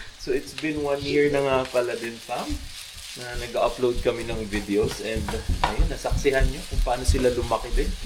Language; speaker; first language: Filipino; non-native, local second language; Hiligaynon